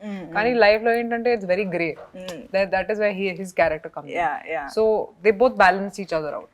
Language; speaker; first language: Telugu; non-native, local second language; Hindi